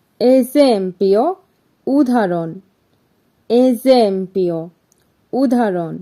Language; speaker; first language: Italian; non-native, fluent; Bangla